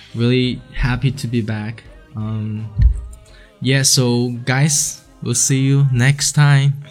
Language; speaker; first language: English; non-native, fluent; Chinese